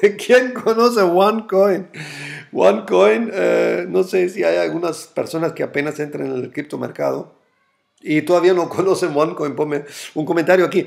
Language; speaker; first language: Spanish; non-native, fluent; German